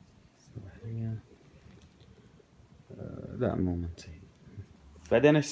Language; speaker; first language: Arabic; non-native, learner; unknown